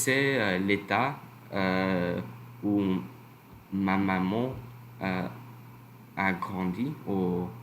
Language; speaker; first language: French; non-native, learner; English